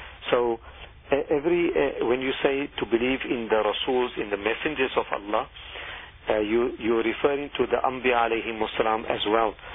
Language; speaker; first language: English; native; English